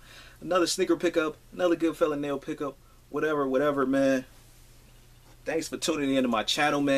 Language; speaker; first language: English; native; English